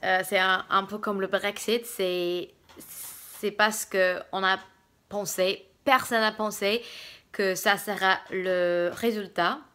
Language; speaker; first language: French; non-native, fluent; English